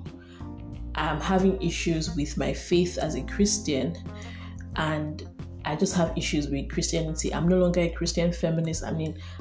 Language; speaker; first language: English; non-native, local second language; Igbo